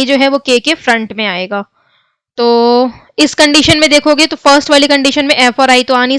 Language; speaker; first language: Hindi; native; Hindi